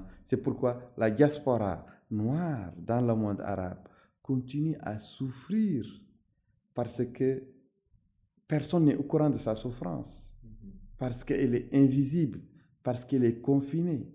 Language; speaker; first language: French; non-native, local second language; Arabic